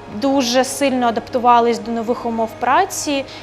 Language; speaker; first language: Ukrainian; native; Ukrainian